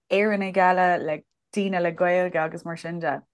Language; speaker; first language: Irish; native; Irish